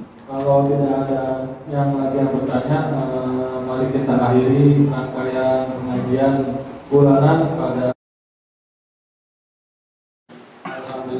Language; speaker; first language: Indonesian; native; Indonesian